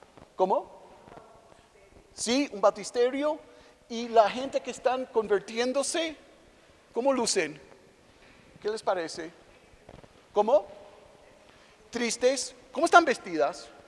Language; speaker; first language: Spanish; non-native, fluent; English